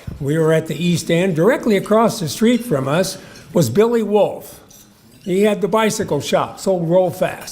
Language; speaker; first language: English; native; English